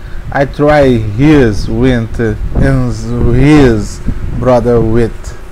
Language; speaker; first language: English; non-native, learner; Portuguese